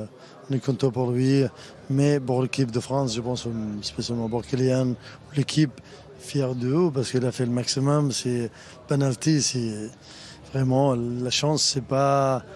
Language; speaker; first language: French; non-native, learner; Arabic